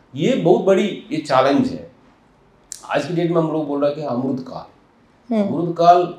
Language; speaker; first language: Hindi; non-native, local second language; Telugu